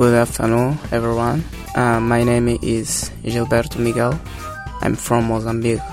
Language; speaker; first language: English; non-native, local second language; Portuguese